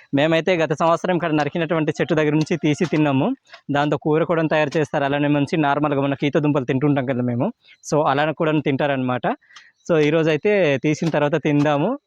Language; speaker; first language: Telugu; non-native, local second language; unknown